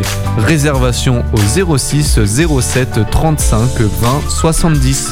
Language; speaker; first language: French; native; French